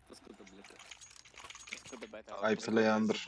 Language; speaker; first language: English; non-native, learner; Turkish